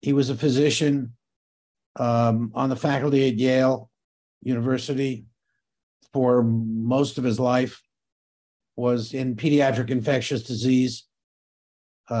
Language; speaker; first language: English; native; English